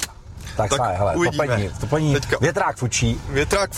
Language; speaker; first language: Czech; native; Czech